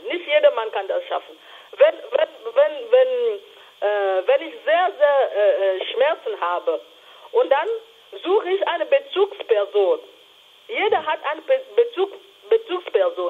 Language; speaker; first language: German; non-native, fluent; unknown